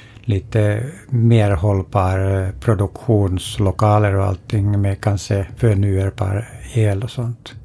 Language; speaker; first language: Swedish; non-native, fluent; Finnish